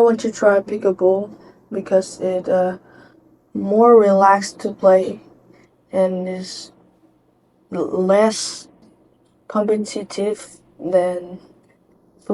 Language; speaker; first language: English; non-native, learner; Vietnamese